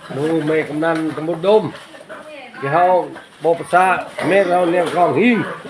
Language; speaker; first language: Thai; non-native, local second language; Northern Khmer